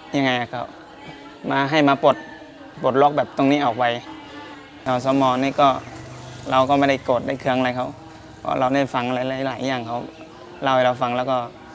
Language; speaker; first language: Thai; native; Thai